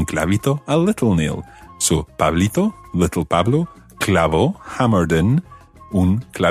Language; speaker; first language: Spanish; non-native, fluent; English